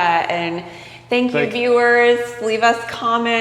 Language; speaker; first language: English; native; English